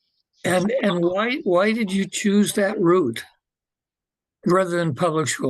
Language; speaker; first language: English; native; English